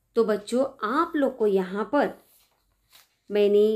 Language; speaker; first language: Hindi; non-native, local second language; Marathi